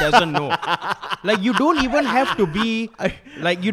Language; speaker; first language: English; non-native, local second language; Tamil